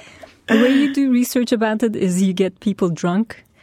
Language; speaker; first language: English; non-native, fluent; Turkish